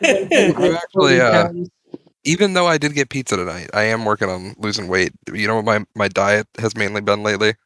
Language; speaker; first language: English; native; English